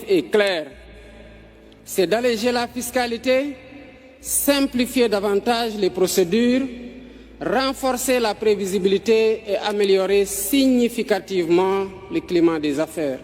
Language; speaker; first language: French; non-native, local second language; Serer